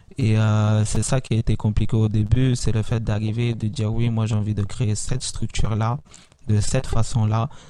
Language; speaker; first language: French; early bilingual, other home language; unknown